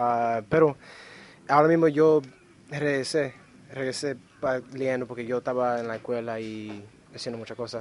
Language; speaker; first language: Spanish; early bilingual, heritage; Spanish